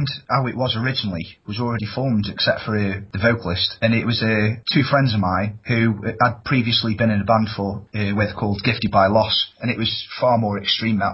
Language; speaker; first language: English; native; English